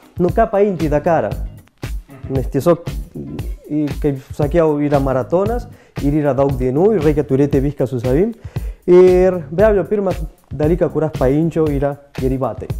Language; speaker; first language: Lithuanian; non-native, fluent; Spanish